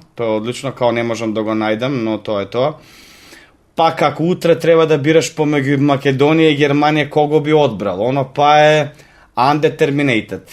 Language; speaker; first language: Macedonian; native; Macedonian